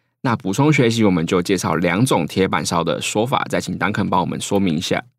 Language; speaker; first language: Chinese; native; Chinese